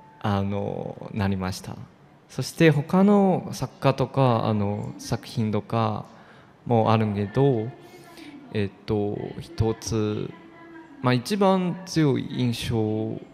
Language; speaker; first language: Japanese; non-native, fluent; Chinese